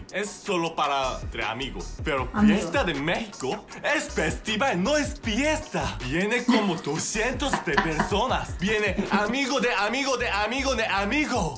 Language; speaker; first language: Spanish; non-native, learner; Korean